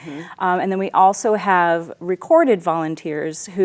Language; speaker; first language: English; native; English